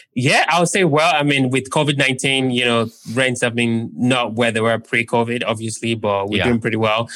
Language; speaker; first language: English; non-native, local second language; Yoruba